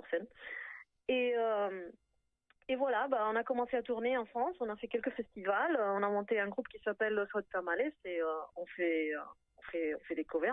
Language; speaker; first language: French; native; French